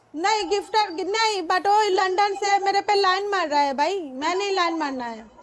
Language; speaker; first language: Hindi; non-native, local second language; Bangla